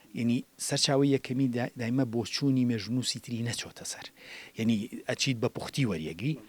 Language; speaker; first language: Central Kurdish; native; Central Kurdish